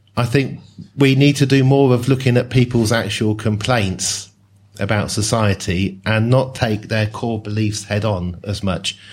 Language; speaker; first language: English; native; English